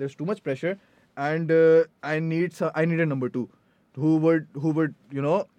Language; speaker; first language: English; non-native, local second language; Hindi